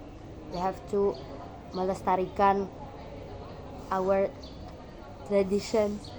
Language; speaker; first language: English; non-native, learner; Indonesian